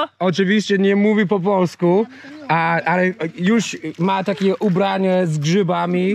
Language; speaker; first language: Polish; non-native, learner; English